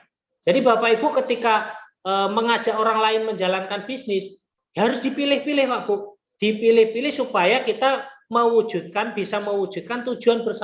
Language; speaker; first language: Indonesian; non-native, local second language; Javanese